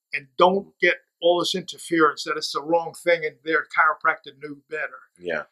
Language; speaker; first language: English; native; English